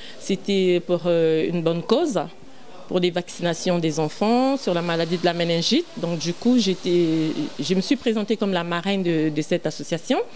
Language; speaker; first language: French; non-native, local second language; Lingala